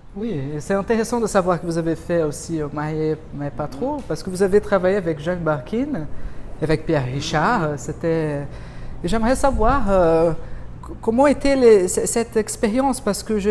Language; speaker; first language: French; non-native, fluent; Portuguese